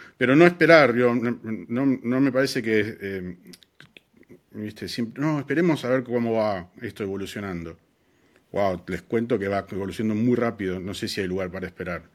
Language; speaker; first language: Spanish; native; Spanish